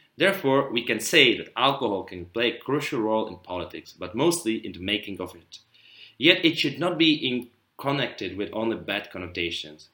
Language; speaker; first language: English; non-native, fluent; Czech